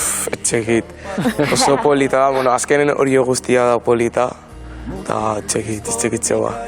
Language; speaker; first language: Basque; non-native, learner; Wolof